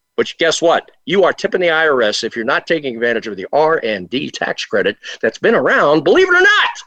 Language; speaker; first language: English; native; English